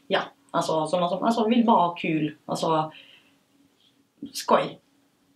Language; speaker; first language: Swedish; early bilingual, other home language; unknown